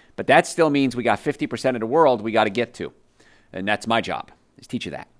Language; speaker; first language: English; early bilingual, other home language; Italian